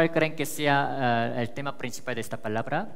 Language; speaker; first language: Spanish; native; Spanish